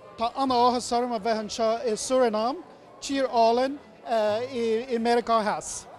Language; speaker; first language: Dutch; non-native, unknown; English